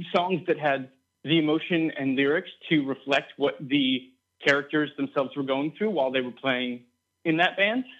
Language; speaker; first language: English; native; English